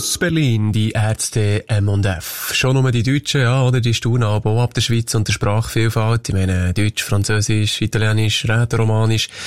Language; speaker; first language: German; native; German